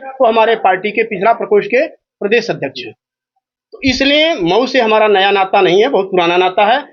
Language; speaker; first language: Hindi; native; Hindi